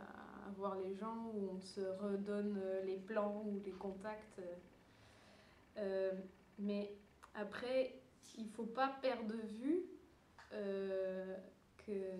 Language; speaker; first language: French; early bilingual, other home language; Dutch